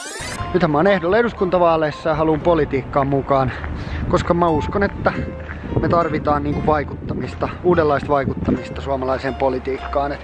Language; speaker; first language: Finnish; native; Finnish